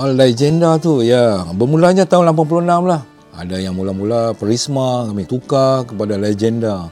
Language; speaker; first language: Malay; native; Malay